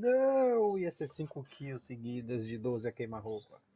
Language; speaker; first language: Portuguese; native; Portuguese